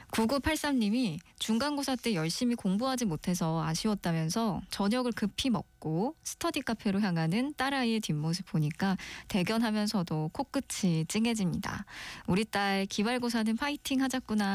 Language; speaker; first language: Korean; native; Korean